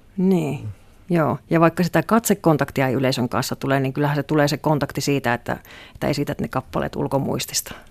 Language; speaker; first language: Finnish; native; Finnish